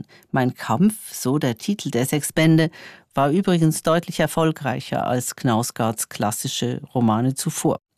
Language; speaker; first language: German; native; German